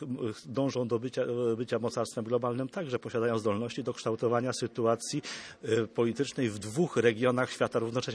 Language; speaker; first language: Polish; native; Polish